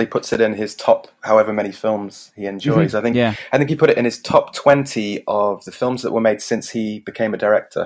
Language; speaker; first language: English; native; English